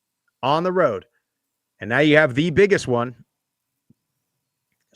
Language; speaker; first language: English; native; English